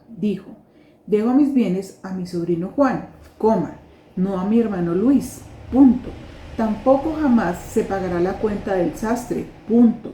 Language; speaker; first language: Spanish; native; Spanish